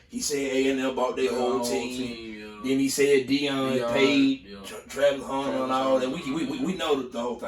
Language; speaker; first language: English; native; English